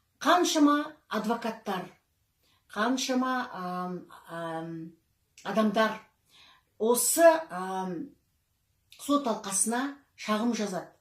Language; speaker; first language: Kazakh; native; Kazakh